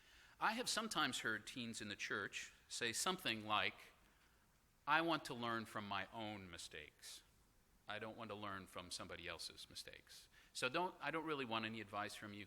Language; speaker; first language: English; native; English